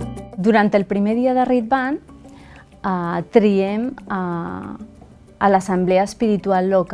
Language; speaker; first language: Catalan; early bilingual, other home language; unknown